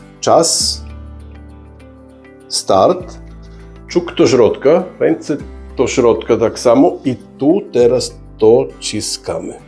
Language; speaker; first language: Polish; early bilingual, heritage; Polish